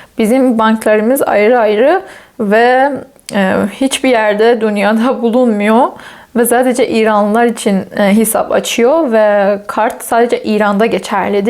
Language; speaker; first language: Turkish; non-native, fluent; Persian